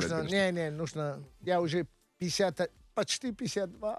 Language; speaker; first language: Russian; non-native, learner; Italian